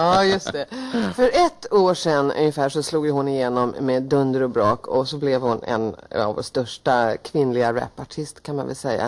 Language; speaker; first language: Swedish; native; Swedish